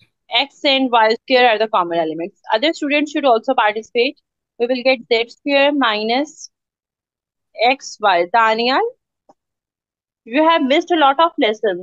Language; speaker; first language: English; non-native, local second language; Urdu